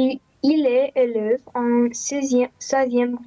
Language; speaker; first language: French; non-native, learner; Romanian